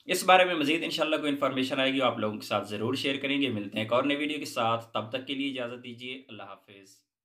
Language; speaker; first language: Hindi; native; Hindi